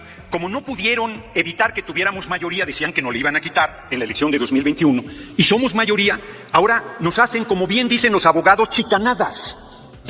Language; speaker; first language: Spanish; native; Spanish